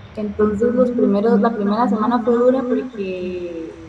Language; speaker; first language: Spanish; native; Spanish